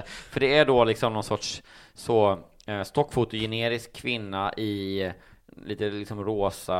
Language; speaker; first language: Swedish; native; Swedish